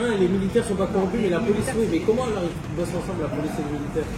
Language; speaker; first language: French; native; French